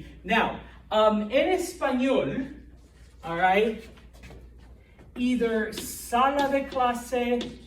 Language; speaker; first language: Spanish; early bilingual, heritage; Spanish